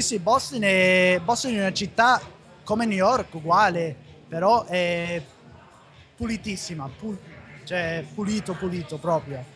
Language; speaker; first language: Italian; non-native, fluent; English